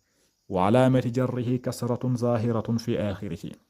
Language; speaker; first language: Arabic; non-native, fluent; Wolof